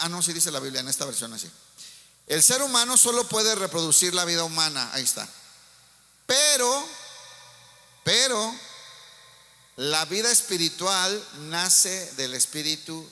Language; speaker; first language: Spanish; native; Spanish